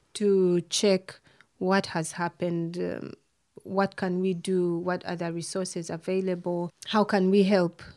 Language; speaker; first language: English; non-native, local second language; Ganda